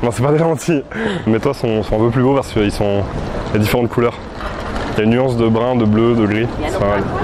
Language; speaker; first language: French; early bilingual, other home language; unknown